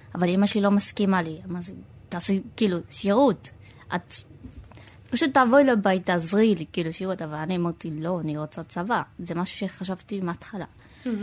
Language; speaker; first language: Hebrew; early bilingual, other home language; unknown